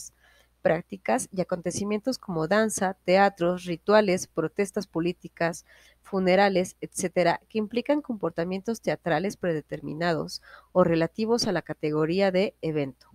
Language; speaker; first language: Spanish; native; Spanish